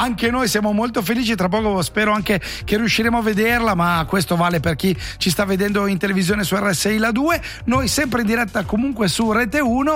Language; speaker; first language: Italian; native; Italian